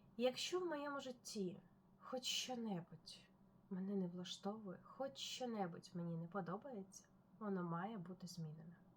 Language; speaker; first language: Ukrainian; non-native, local second language; Russian